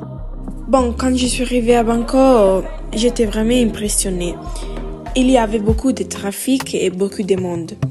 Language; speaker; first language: French; non-native, learner; Italian